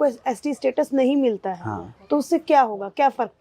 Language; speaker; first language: Hindi; native; Hindi